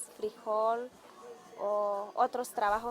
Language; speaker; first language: Spanish; non-native, local second language; Tzotzil